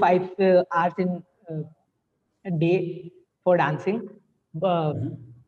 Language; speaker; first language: English; non-native, local second language; Hindi